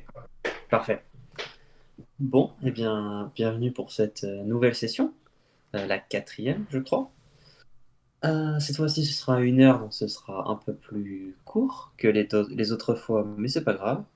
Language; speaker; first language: French; native; French